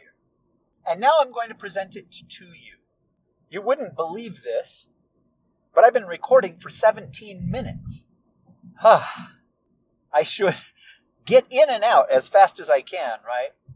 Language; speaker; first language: English; native; English